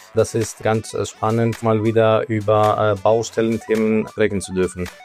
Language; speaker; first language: German; non-native, fluent; Greek